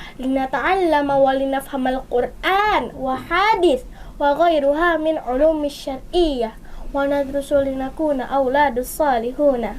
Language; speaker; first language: Arabic; non-native, learner; Indonesian